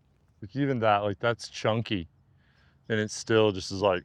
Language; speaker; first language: English; native; English